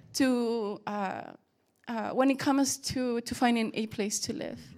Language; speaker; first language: English; early bilingual, other home language; Spanish